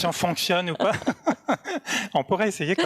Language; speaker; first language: French; native; French